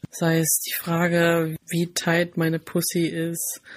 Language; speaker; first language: German; native; German